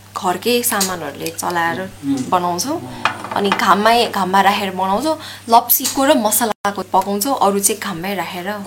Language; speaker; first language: Nepali; native; Nepali